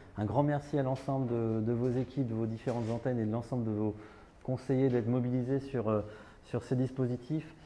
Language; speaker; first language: French; native; French